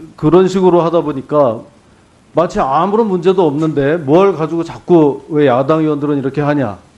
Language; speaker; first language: Korean; native; Korean